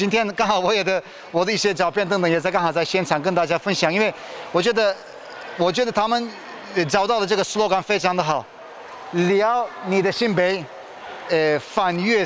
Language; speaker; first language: Chinese; non-native, fluent; Turkish